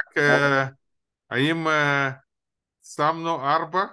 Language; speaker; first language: Hebrew; non-native, fluent; Russian